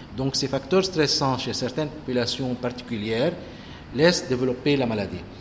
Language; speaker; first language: French; non-native, local second language; Arabic